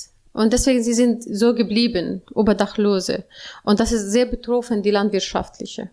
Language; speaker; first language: German; non-native, learner; Arabic